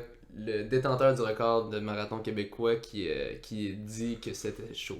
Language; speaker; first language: French; native; French